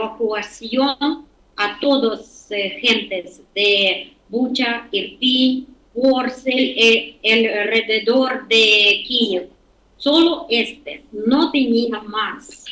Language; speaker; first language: Spanish; non-native, learner; Ukrainian